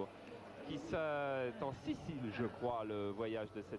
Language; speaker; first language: French; native; French